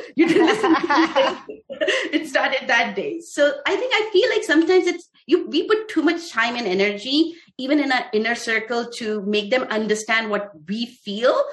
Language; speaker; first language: English; non-native, local second language; Hindi